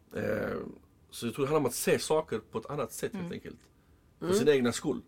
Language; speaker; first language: Swedish; early bilingual, other home language; Arabic